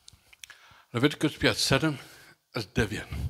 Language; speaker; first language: Czech; non-native, learner; English